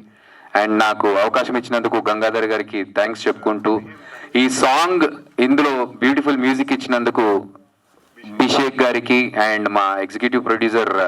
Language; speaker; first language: Telugu; native; Telugu